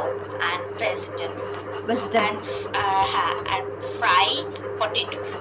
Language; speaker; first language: English; non-native, learner; Bangla